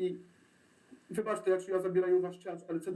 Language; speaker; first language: Ukrainian; non-native, learner; Polish